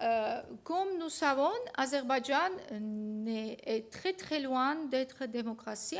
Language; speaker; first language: French; non-native, fluent; Armenian